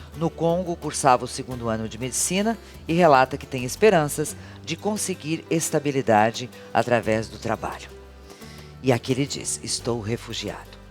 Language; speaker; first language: Portuguese; native; Portuguese